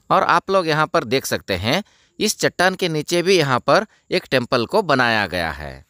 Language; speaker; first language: Hindi; non-native, local second language; Kannada